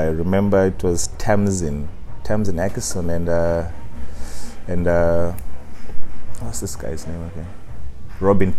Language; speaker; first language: English; non-native, local second language; Shona